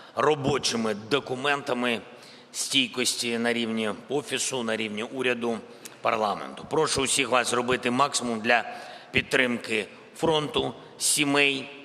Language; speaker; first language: Ukrainian; non-native, local second language; Russian